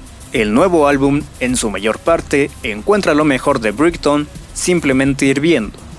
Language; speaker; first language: Spanish; native; Spanish